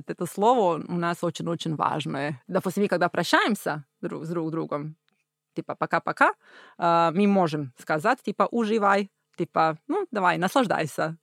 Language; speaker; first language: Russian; non-native, fluent; Croatian